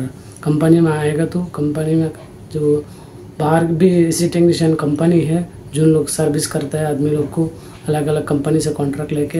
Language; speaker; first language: Hindi; non-native, fluent; Bangla